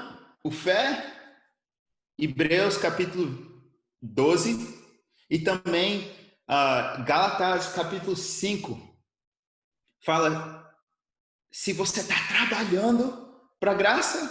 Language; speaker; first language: Portuguese; early bilingual, other home language; English